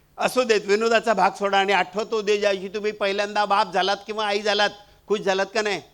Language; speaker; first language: Marathi; non-native, local second language; Marwari